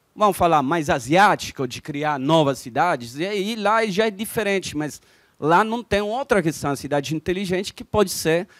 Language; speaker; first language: Portuguese; non-native, fluent; Italian